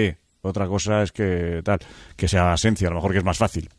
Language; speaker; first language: Spanish; native; Spanish